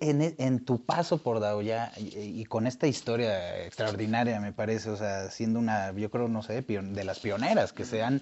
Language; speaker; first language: Spanish; native; Spanish